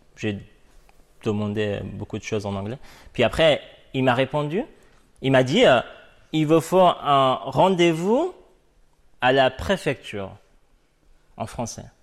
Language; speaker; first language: French; non-native, fluent; Persian